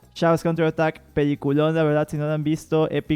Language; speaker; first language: Spanish; native; Spanish